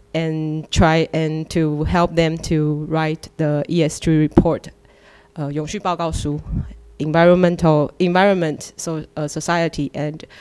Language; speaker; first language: English; non-native, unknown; Chinese